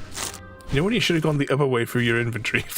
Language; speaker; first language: English; native; English